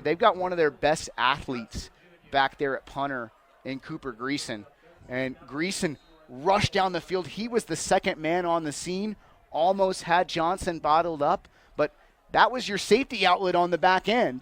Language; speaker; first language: English; native; English